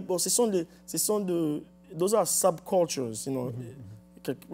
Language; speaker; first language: English; non-native, fluent; Lingala